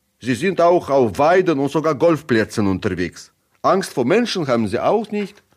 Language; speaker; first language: German; non-native, fluent; Russian